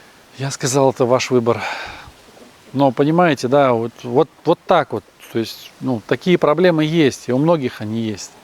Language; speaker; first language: Russian; native; Russian